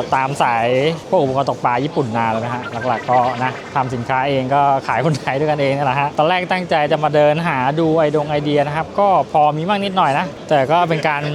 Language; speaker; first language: Thai; native; Thai